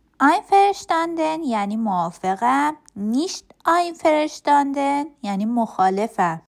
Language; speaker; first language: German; non-native, fluent; Persian